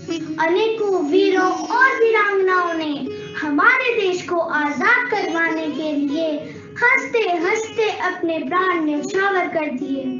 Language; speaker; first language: Hindi; native; Hindi